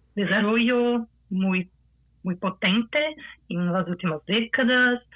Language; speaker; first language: Spanish; non-native, fluent; Portuguese